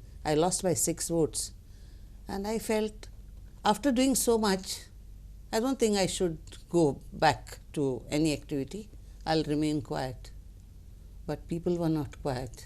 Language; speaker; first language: English; non-native, local second language; Konkani